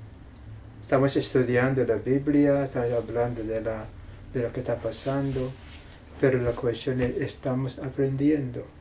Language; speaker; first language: Spanish; non-native, fluent; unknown